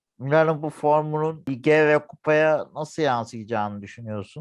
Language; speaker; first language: Turkish; native; Turkish